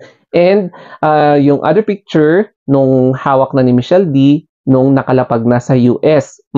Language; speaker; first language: Filipino; native; Filipino